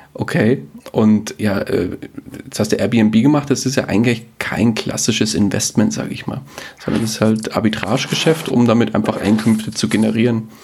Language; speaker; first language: German; native; German